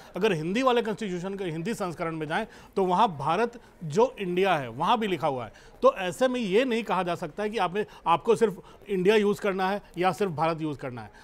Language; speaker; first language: Hindi; native; Hindi